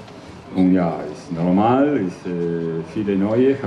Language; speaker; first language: German; non-native, learner; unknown